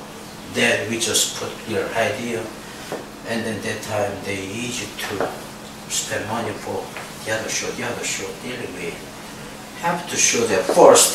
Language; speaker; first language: English; non-native, learner; Korean